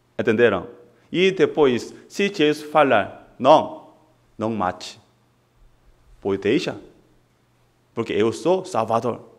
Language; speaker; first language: Portuguese; non-native, fluent; Korean